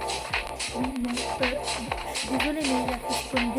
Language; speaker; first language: French; native; French